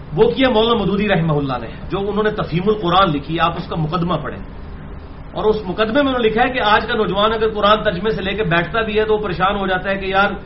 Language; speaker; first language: Urdu; non-native, local second language; Punjabi